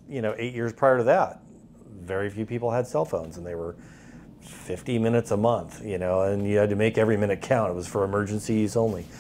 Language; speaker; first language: English; native; English